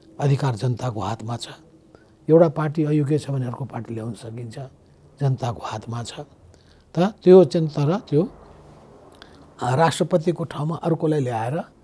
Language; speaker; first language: Nepali; native; Nepali